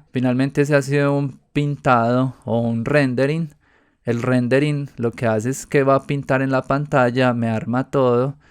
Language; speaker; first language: Spanish; native; Spanish